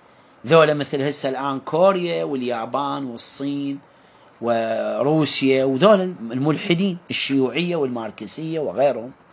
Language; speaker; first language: Arabic; native; Arabic